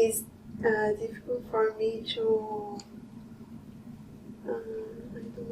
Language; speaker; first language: English; non-native, learner; Portuguese